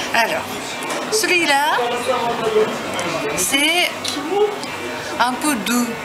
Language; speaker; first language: French; non-native, learner; Japanese